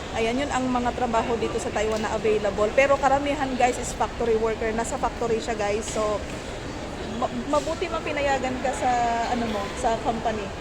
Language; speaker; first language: Filipino; non-native, local second language; Cebuano